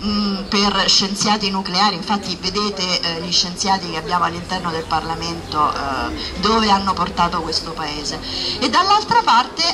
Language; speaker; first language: Italian; native; Italian